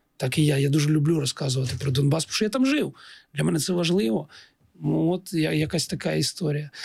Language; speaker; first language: Ukrainian; non-native, local second language; Russian